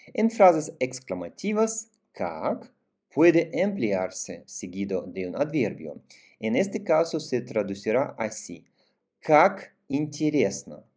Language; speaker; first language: Spanish; non-native, fluent; Russian